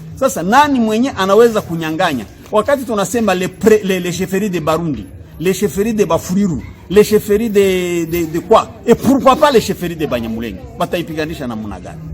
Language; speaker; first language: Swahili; non-native, local second language; Kinyarwanda